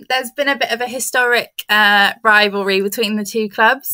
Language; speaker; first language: English; native; English